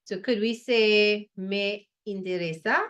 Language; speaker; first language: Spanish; non-native, fluent; English